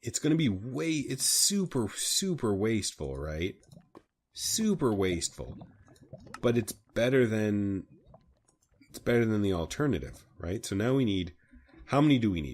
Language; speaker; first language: English; native; English